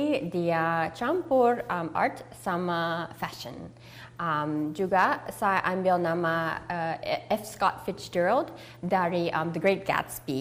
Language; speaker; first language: Indonesian; early bilingual, heritage; English